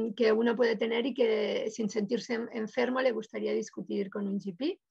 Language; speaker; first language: Spanish; native; Spanish